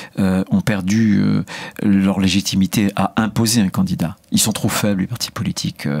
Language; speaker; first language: French; native; French